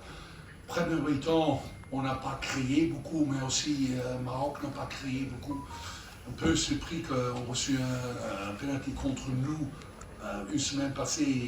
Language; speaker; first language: French; non-native, learner; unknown